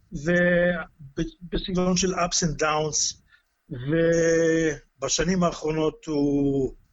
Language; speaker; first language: Hebrew; native; Hebrew